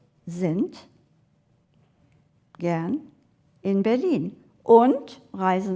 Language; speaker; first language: German; non-native, fluent; English